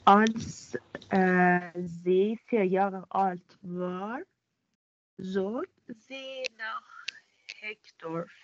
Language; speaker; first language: German; non-native, learner; Persian